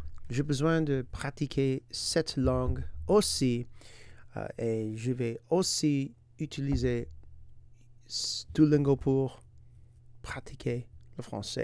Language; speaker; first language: French; non-native, learner; English